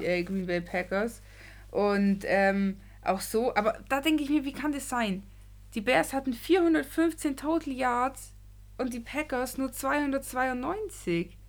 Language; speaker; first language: German; native; German